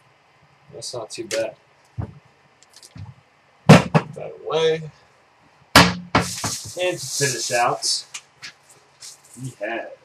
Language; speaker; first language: English; native; English